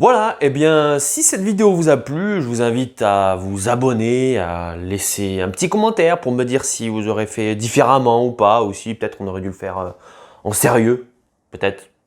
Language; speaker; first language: French; native; French